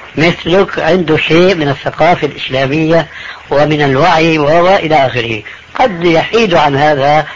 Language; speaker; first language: Arabic; early bilingual, other home language; Albanian